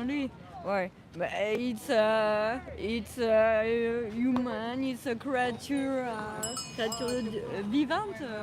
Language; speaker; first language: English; non-native, learner; French